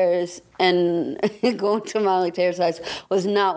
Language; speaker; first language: English; non-native, fluent; German